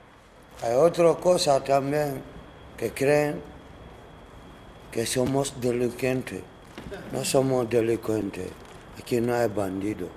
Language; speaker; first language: Spanish; non-native, learner; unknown